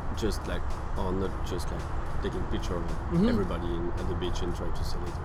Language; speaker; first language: English; non-native, fluent; French